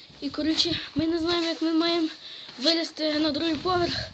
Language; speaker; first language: Ukrainian; native; Ukrainian